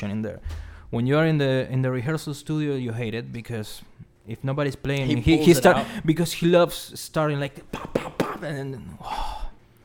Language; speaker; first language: English; non-native, fluent; Spanish